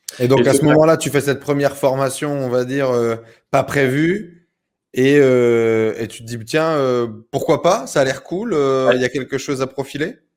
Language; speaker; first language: French; native; French